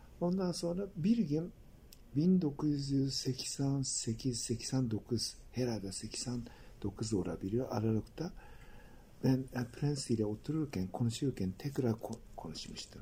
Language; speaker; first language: Turkish; non-native, fluent; Japanese